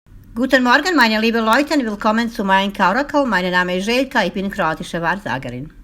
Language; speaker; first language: German; non-native, fluent; Croatian